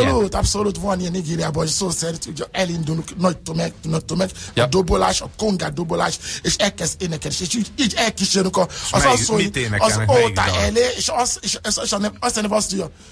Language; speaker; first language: Hungarian; non-native, learner; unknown